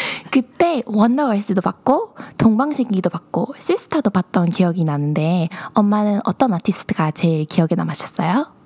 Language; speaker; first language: Korean; early bilingual, heritage; Korean